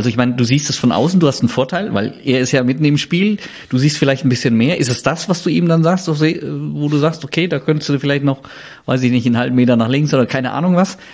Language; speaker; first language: German; native; German